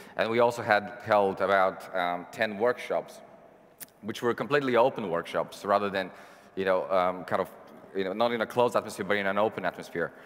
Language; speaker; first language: English; non-native, fluent; Serbian